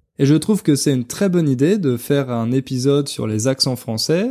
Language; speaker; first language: French; native; French